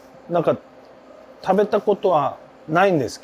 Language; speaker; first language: Japanese; non-native, learner; Korean